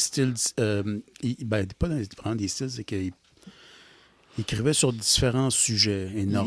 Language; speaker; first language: French; native; French